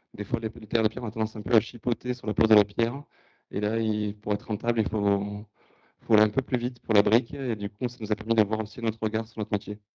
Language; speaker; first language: French; native; French